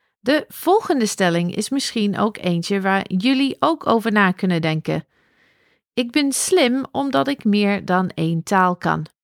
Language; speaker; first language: Dutch; non-native, fluent; English